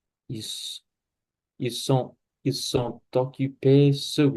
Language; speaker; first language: French; non-native, learner; English